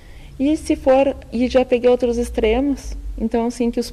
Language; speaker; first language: Portuguese; native; Portuguese